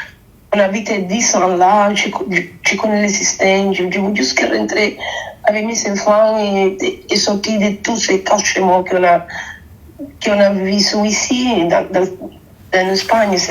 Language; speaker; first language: French; non-native, fluent; Spanish